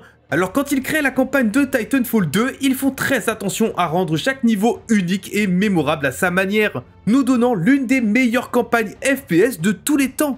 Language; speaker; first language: French; native; French